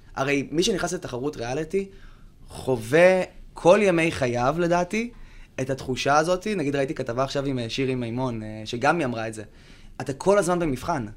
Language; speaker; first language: Hebrew; native; Hebrew